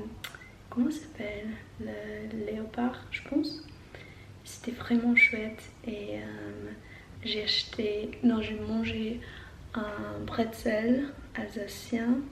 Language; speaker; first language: French; non-native, learner; English